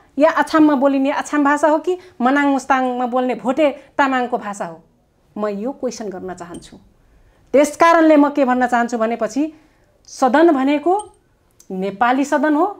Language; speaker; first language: Nepali; non-native, local second language; Dangaura Tharu